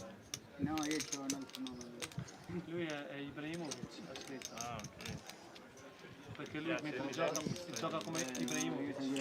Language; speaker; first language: Italian; non-native, fluent; Albanian